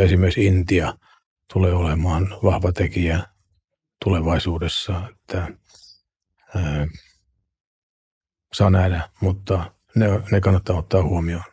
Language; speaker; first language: Finnish; native; Finnish